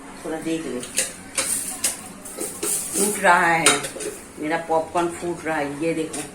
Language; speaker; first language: Hindi; non-native, local second language; Bangla